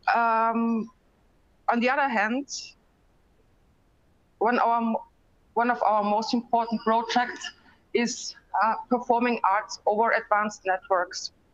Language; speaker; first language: English; non-native, fluent; German